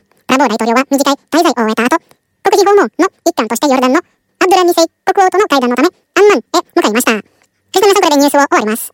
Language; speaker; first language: Japanese; non-native, fluent; Indonesian